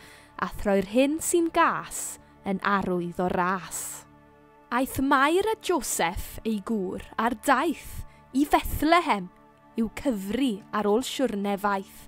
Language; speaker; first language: Welsh; native; Welsh